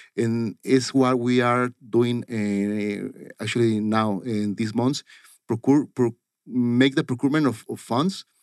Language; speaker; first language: English; non-native, fluent; Spanish